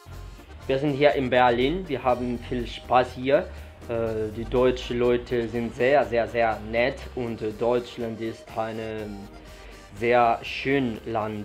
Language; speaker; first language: German; non-native, learner; Spanish